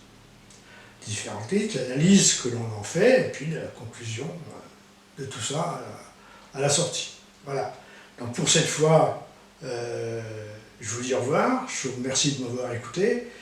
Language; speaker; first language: French; native; French